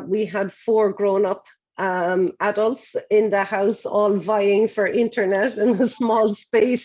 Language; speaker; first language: English; native; English